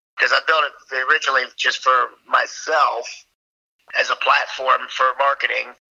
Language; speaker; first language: English; native; English